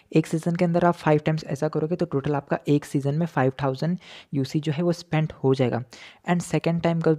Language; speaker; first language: Hindi; native; Hindi